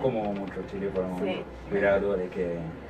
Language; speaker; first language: Spanish; non-native, learner; French